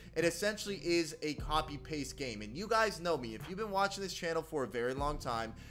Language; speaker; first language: English; native; English